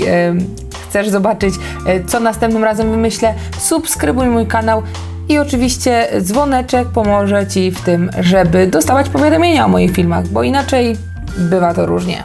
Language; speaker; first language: Polish; native; Polish